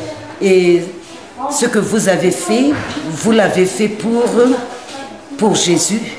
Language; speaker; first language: French; non-native, local second language; Malagasy